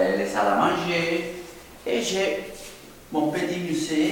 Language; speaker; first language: French; non-native, fluent; Spanish